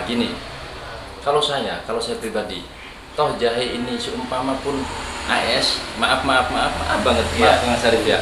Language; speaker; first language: Indonesian; native; Indonesian